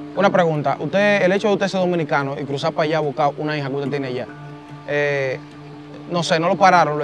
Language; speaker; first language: Spanish; native; Spanish